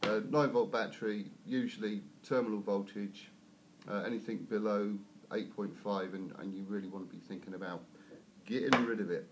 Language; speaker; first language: English; native; English